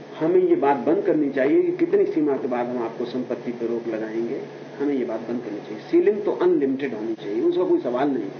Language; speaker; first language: Hindi; native; Hindi